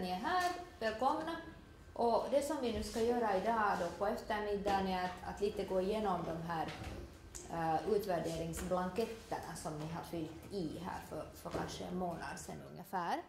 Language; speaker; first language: Swedish; native; Swedish